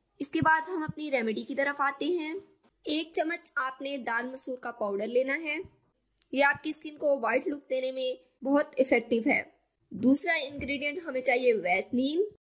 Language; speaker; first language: Urdu; native; Urdu